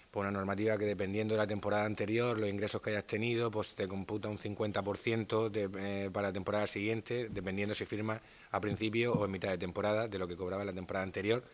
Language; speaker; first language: Spanish; native; Spanish